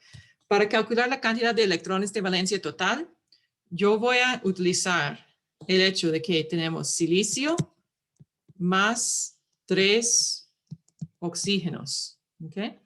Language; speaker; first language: Spanish; early bilingual, heritage; English